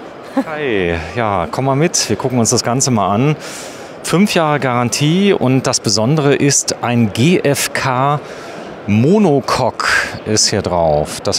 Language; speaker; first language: German; native; German